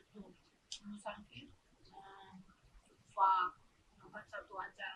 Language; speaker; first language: Indonesian; non-native, learner; Russian